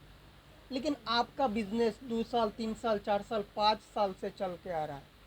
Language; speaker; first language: Hindi; non-native, local second language; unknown